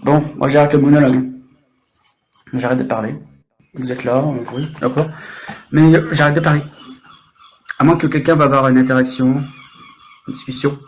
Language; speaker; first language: French; native; French